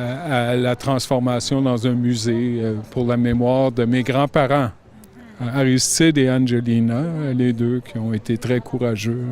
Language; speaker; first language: French; native; French